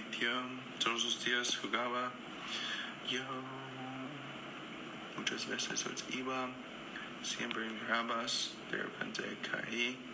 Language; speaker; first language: Spanish; non-native, fluent; English